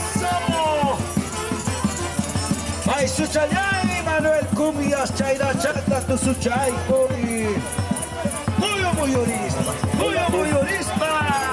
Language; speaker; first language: Spanish; native; Spanish